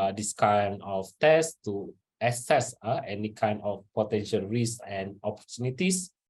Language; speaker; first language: English; non-native, local second language; Malay